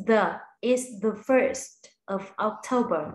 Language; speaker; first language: English; non-native, fluent; Vietnamese